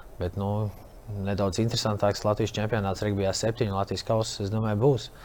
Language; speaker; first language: Latvian; native; Latvian